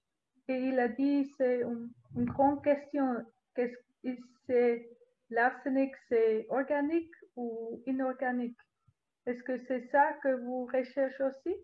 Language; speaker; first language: French; non-native, learner; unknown